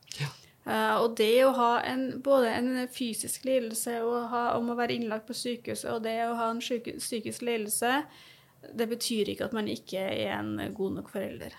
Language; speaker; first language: Norwegian; native; Norwegian